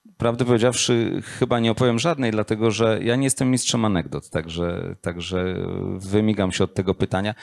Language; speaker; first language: Polish; native; Polish